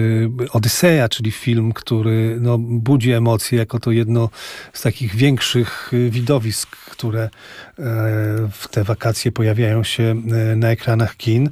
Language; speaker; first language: Polish; native; Polish